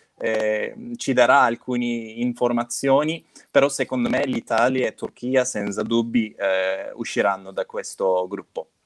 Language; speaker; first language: Italian; non-native, fluent; Turkish